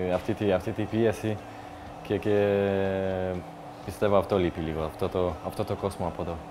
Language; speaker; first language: Greek; non-native, learner; Polish